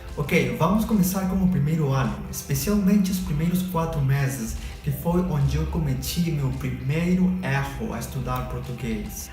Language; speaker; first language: Portuguese; non-native, fluent; Spanish